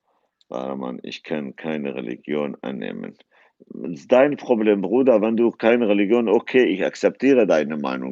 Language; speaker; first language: German; non-native, fluent; Kurdish